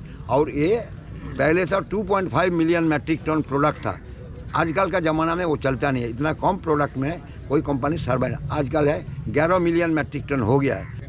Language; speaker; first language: Hindi; non-native, local second language; Bangla